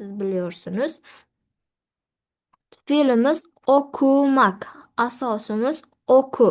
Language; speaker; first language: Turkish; non-native, fluent; Uzbek